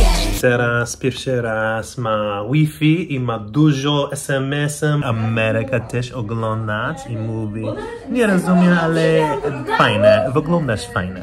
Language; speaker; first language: Polish; non-native, learner; English